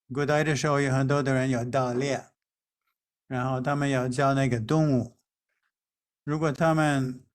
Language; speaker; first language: Chinese; non-native, fluent; English